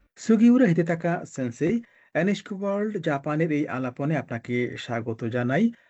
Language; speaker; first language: Bangla; native; Bangla